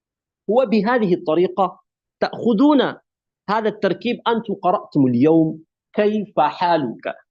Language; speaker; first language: Arabic; non-native, fluent; Urdu